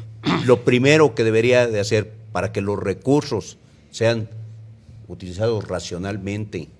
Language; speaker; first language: Spanish; native; Spanish